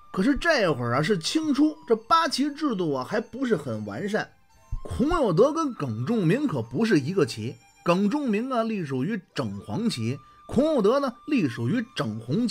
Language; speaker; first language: Chinese; native; Chinese